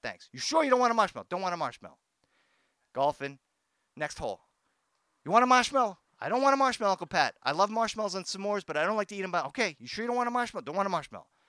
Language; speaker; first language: English; native; English